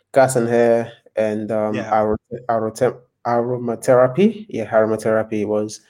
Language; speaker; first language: English; non-native, local second language; Yoruba